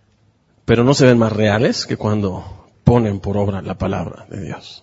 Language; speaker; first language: Spanish; native; Spanish